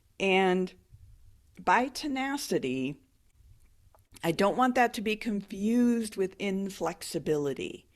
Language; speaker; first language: English; native; English